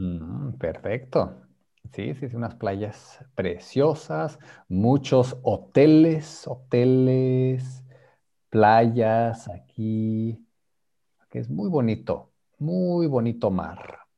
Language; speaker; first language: Spanish; non-native, fluent; English